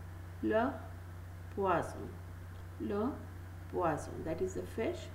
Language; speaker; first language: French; non-native, fluent; Hindi